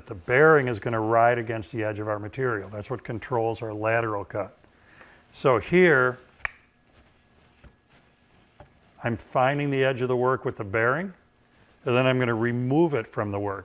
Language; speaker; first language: English; native; English